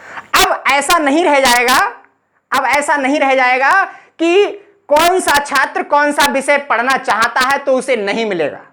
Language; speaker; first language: Hindi; native; Hindi